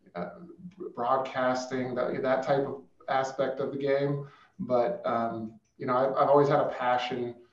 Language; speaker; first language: English; native; English